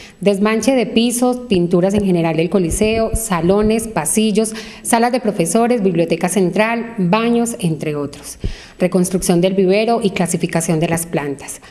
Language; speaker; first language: Spanish; native; Spanish